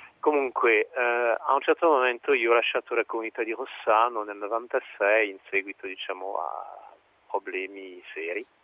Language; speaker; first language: Italian; non-native, fluent; French